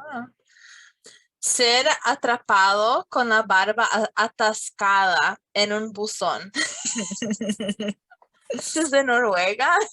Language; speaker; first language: Spanish; non-native, fluent; English